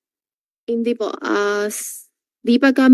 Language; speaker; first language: Filipino; non-native, learner; Chinese